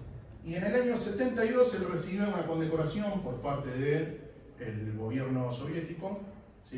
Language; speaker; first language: Spanish; native; Spanish